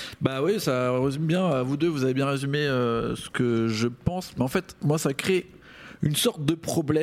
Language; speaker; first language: French; native; French